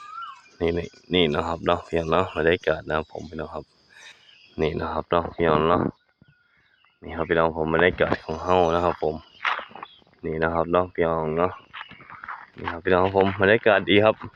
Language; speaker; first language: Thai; non-native, local second language; Northeastern Thai